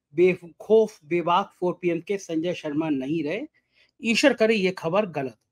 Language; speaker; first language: Hindi; native; Hindi